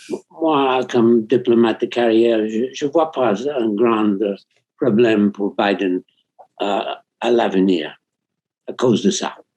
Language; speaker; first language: French; non-native, fluent; English